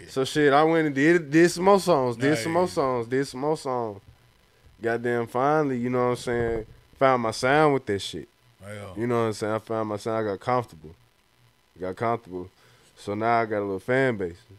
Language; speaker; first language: English; native; English